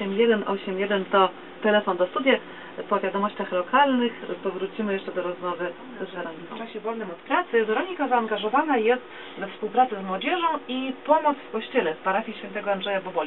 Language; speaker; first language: Polish; native; Polish